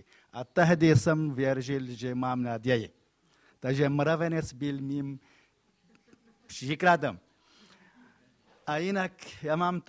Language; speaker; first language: Czech; non-native, fluent; Kurdish